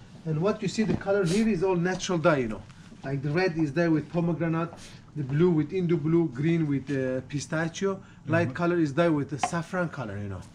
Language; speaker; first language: English; non-native, fluent; Turkish